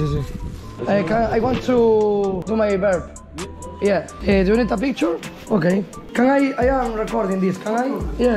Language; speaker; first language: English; non-native, learner; Spanish